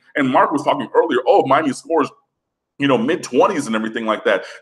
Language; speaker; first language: English; native; English